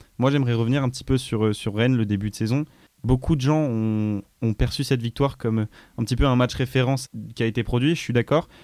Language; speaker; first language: French; native; French